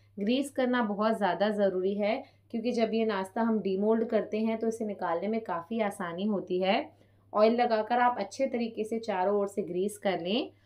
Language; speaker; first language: Hindi; non-native, local second language; Punjabi